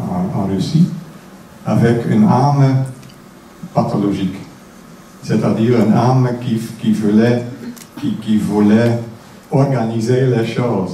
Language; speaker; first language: French; non-native, fluent; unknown